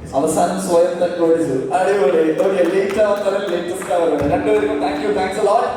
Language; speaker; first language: Malayalam; native; Malayalam